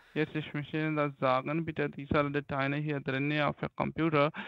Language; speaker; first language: German; non-native, learner; Hindi